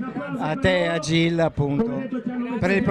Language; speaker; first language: Italian; native; Italian